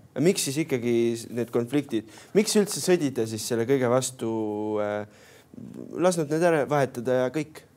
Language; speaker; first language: Estonian; native; Estonian